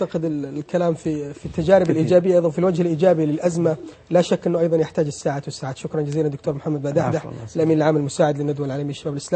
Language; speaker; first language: Arabic; native; Arabic